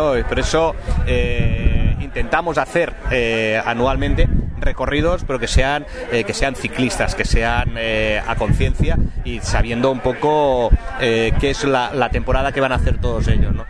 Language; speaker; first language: Spanish; native; Spanish